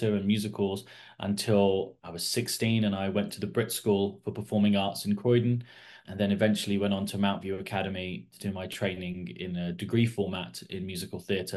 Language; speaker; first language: English; native; English